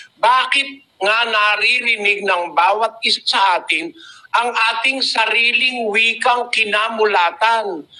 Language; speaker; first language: Filipino; native; Filipino